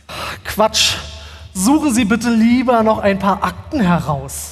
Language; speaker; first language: German; native; German